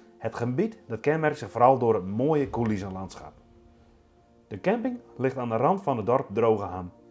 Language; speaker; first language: Dutch; non-native, local second language; Western Frisian